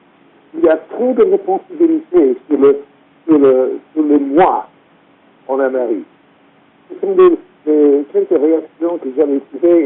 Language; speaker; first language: French; non-native, fluent; English